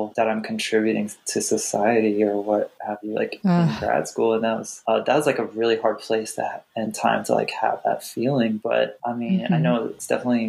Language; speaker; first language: English; native; English